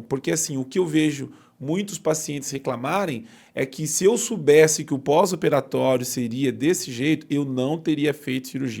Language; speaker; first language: Portuguese; native; Portuguese